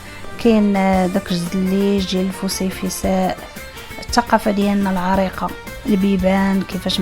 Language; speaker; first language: Arabic; native; Arabic